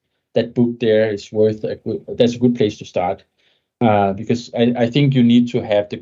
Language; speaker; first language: English; non-native, fluent; Danish